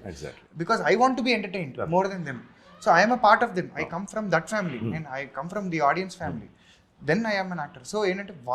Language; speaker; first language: Telugu; native; Telugu